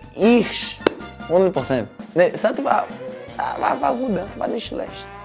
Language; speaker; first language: German; non-native, learner; Portuguese